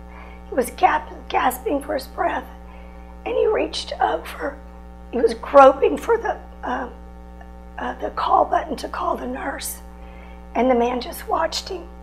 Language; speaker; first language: English; native; English